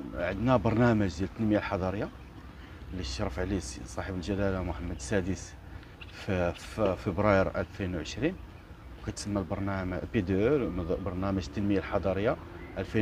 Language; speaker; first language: Arabic; native; Arabic